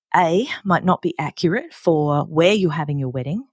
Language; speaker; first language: English; native; English